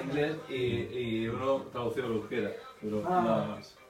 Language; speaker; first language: Spanish; native; Spanish